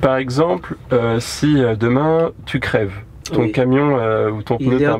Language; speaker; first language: French; native; French